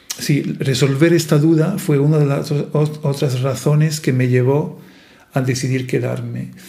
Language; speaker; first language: Spanish; non-native, fluent; Italian